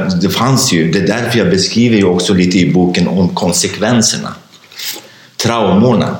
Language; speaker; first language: Swedish; non-native, fluent; Kurdish